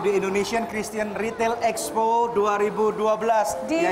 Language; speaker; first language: Indonesian; native; Indonesian